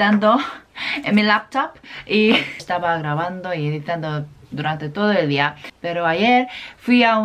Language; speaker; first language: Spanish; non-native, fluent; Korean